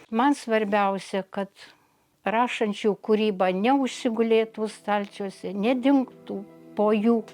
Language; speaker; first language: Lithuanian; native; Lithuanian